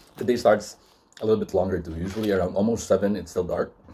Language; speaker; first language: English; non-native, local second language; Cebuano